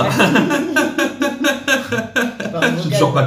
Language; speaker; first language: French; native; French